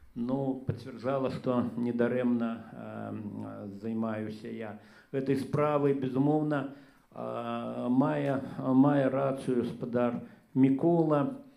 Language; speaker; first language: Belarusian; native; Belarusian